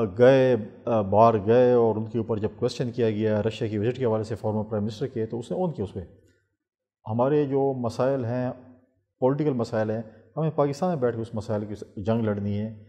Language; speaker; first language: Urdu; non-native, local second language; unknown